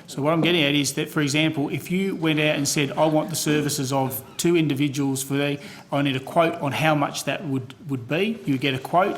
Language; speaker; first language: English; native; English